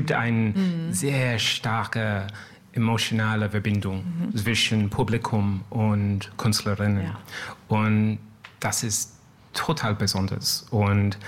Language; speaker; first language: German; non-native, learner; French